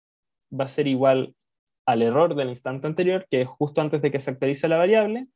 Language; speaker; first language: Spanish; native; Spanish